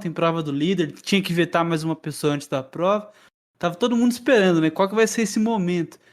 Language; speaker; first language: Portuguese; native; Portuguese